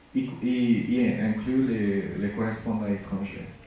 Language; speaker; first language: French; non-native, fluent; Hungarian